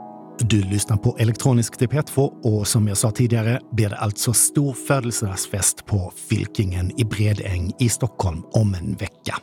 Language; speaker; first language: Swedish; native; Swedish